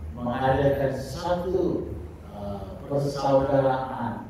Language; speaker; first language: Malay; non-native, local second language; Tamil